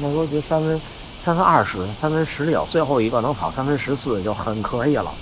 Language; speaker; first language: Chinese; native; Chinese